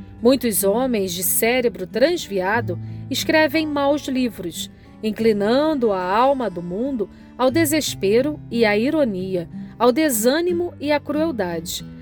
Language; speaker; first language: Portuguese; native; Portuguese